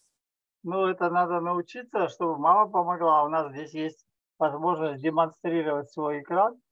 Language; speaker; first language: Russian; native; Russian